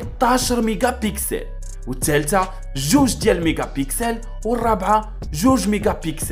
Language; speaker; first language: Arabic; native; Arabic